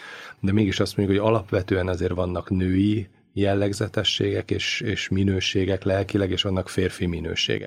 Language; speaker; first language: Hungarian; native; Hungarian